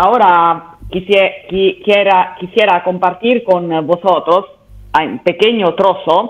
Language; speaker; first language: Spanish; non-native, learner; Italian